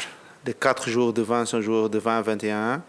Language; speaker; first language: French; non-native, learner; Portuguese